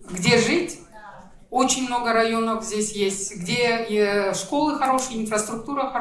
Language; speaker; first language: Russian; non-native, local second language; Kyrgyz